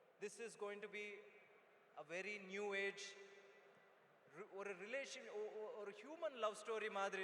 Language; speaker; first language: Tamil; non-native, learner; Telugu